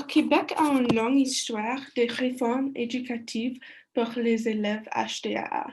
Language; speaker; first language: French; non-native, learner; English